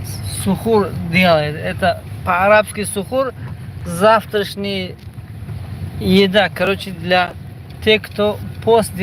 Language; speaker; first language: Russian; non-native, learner; Tajik